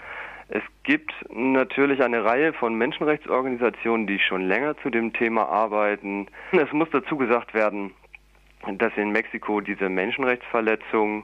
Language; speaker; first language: German; native; German